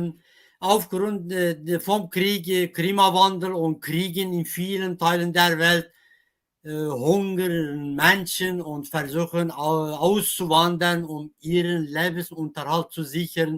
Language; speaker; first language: German; non-native, fluent; Kurdish